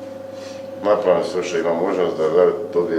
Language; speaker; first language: Macedonian; non-native, learner; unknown